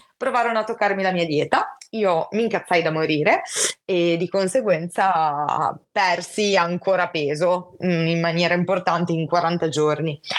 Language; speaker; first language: Italian; native; Italian